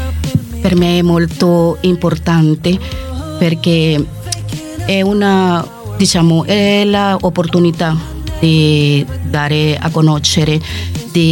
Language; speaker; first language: Italian; non-native, fluent; Spanish